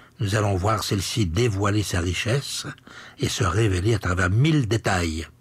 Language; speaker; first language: French; native; French